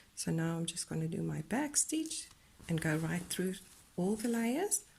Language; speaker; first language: English; non-native, local second language; Afrikaans